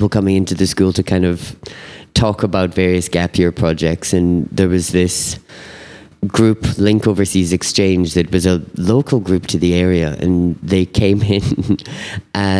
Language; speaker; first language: English; native; English